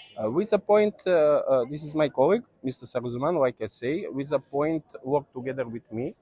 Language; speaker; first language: English; non-native, learner; Serbian